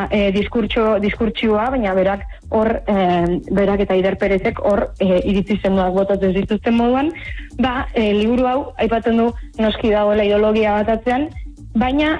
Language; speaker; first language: Basque; native; Basque